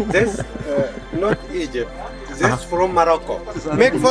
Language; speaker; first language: English; non-native, learner; Arabic